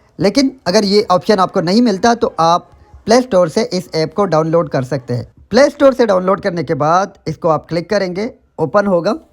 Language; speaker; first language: Urdu; non-native, local second language; Pashto